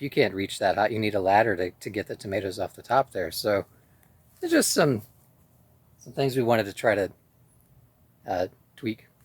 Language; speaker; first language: English; native; English